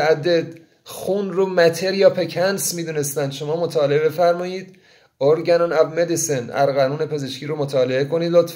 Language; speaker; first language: Persian; native; Persian